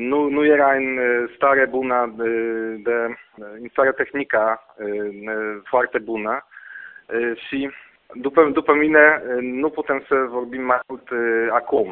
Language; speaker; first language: Romanian; non-native, fluent; Polish